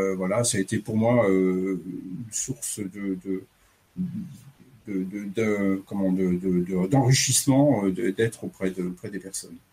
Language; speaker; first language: French; native; French